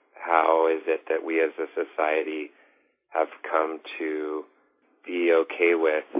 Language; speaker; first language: English; native; English